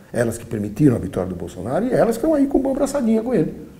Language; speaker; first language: Portuguese; early bilingual, other home language; Polish